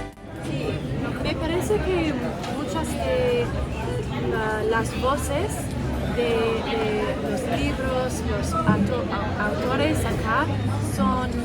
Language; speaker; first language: Spanish; non-native, learner; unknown